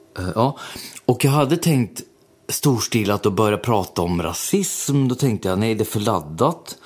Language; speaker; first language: Swedish; native; Swedish